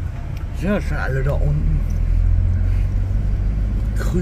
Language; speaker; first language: German; native; German